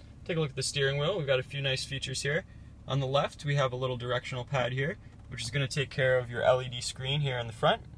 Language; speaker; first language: English; native; English